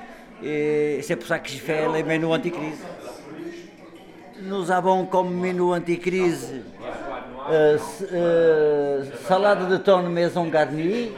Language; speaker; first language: French; non-native, learner; Portuguese